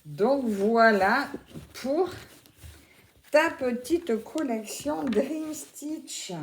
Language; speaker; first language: French; native; French